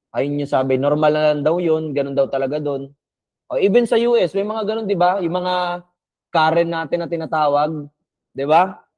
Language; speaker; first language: Filipino; non-native, local second language; Bikol